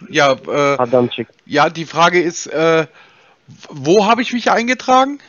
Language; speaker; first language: German; native; German